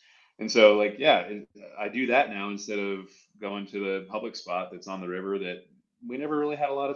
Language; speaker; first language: English; native; English